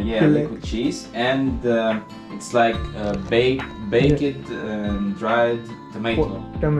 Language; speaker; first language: English; non-native, learner; Russian